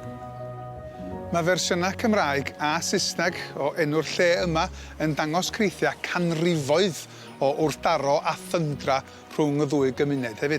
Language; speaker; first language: Welsh; native; Welsh